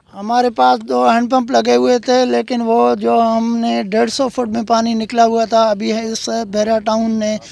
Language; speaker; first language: Urdu; non-native, local second language; Sindhi